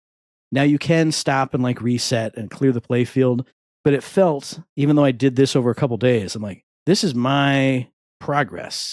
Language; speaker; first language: English; native; English